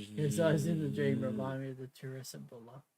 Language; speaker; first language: English; native; English